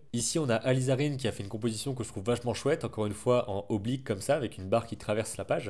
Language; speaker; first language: French; native; French